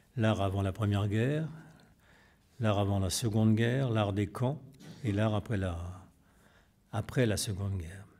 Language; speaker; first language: French; native; French